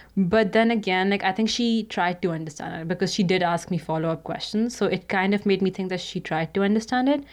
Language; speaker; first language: English; non-native, local second language; Hindi